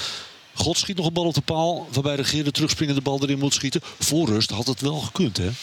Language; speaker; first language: Dutch; native; Dutch